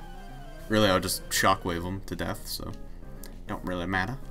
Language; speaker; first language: English; native; English